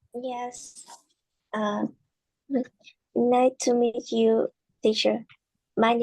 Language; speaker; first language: English; non-native, learner; Vietnamese